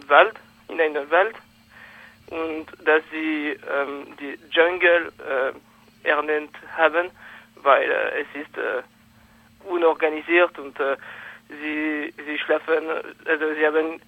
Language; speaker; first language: German; non-native, fluent; French